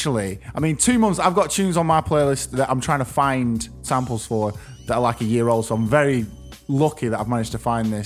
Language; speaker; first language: English; native; English